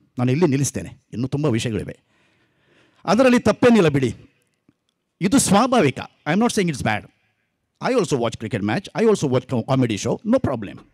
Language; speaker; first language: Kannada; non-native, local second language; Konkani